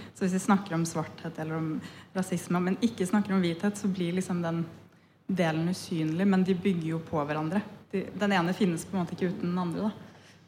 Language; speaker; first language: Norwegian; early bilingual, other home language; Punjabi